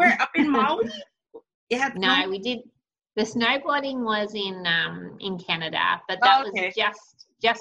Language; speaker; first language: English; native; English